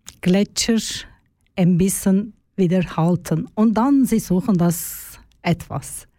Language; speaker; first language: German; non-native, learner; Turkish